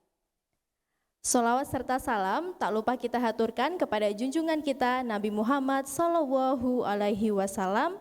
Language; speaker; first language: Indonesian; native; Indonesian